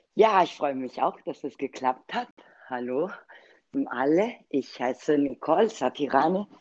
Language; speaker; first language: German; non-native, learner; Italian